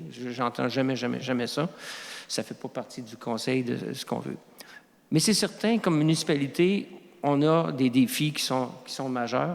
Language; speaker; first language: French; native; French